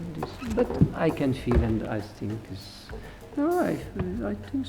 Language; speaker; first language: English; non-native, learner; Hungarian